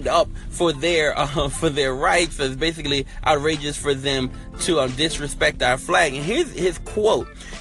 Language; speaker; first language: English; native; English